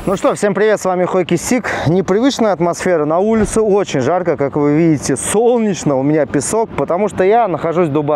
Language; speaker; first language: Russian; native; Russian